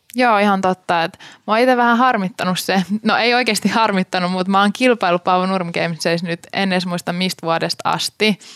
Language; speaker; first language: Finnish; native; Finnish